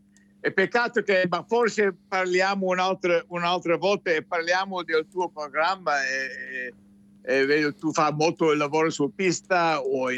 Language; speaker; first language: Italian; non-native, fluent; English